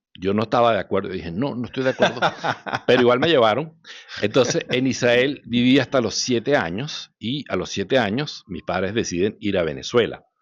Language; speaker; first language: Spanish; early bilingual, other home language; Hebrew